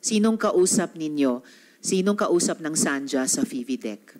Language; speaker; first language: Filipino; native; Filipino